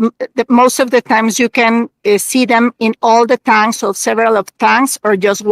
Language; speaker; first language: English; non-native, learner; Spanish